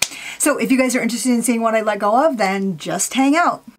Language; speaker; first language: English; native; English